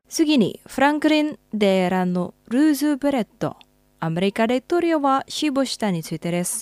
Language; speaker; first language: Japanese; non-native, fluent; Indonesian